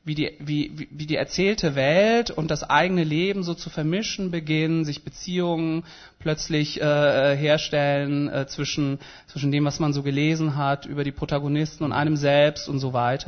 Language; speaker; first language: German; native; German